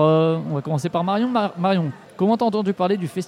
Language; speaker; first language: French; native; French